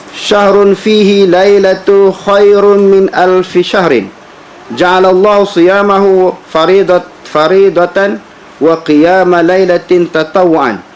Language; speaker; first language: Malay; native; Malay